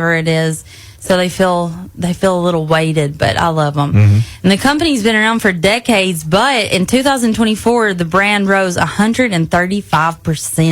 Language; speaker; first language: English; native; English